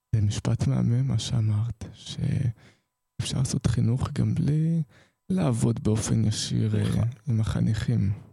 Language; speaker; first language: Hebrew; native; Hebrew